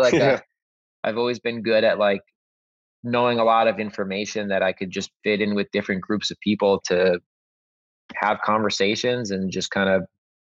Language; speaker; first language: English; native; English